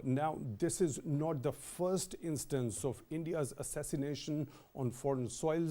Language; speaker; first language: English; non-native, local second language; Urdu